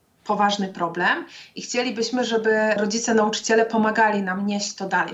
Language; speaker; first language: Polish; native; Polish